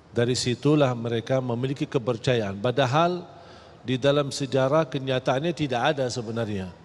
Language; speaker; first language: Malay; non-native, fluent; Arabic